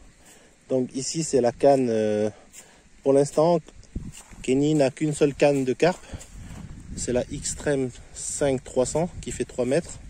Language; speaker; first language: French; native; French